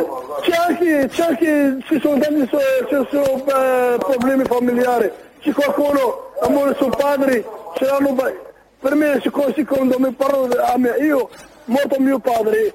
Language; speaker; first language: Italian; non-native, learner; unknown